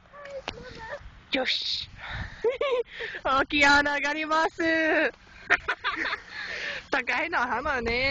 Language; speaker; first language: Japanese; non-native, learner; English